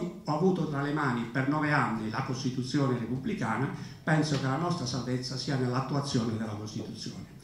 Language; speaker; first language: Italian; native; Italian